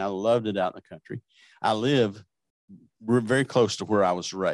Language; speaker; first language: English; native; English